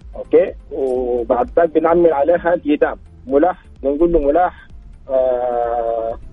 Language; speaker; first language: Arabic; native; Arabic